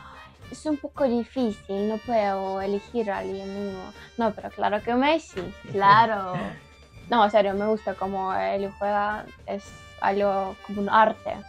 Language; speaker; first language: Spanish; non-native, learner; Ukrainian